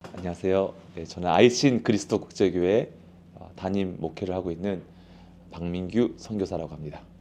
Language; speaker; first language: Korean; native; Korean